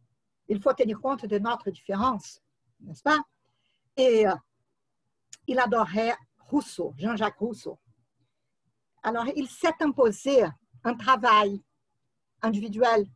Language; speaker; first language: French; non-native, fluent; Portuguese